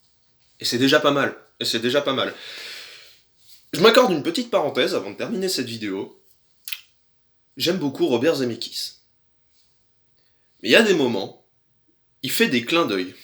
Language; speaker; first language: French; native; French